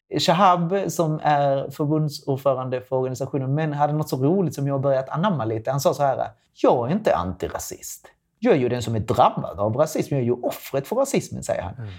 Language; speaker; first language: Swedish; non-native, fluent; Spanish